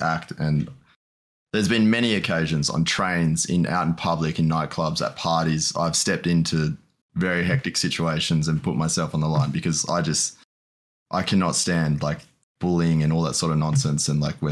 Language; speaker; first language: English; native; English